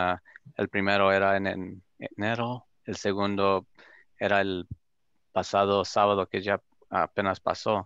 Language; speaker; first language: Spanish; early bilingual, other home language; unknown